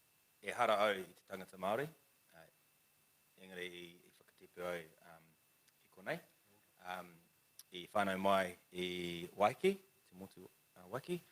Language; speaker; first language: Māori; non-native, local second language; English